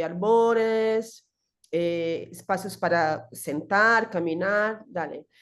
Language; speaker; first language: Spanish; non-native, learner; Portuguese